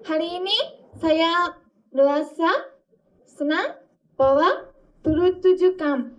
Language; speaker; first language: Indonesian; non-native, learner; Japanese